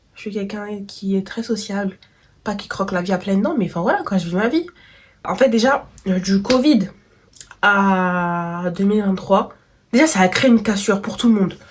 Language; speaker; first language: French; native; French